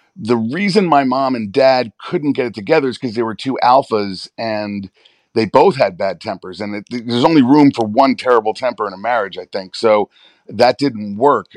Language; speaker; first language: English; native; English